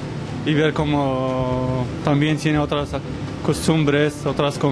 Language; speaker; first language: Spanish; non-native, fluent; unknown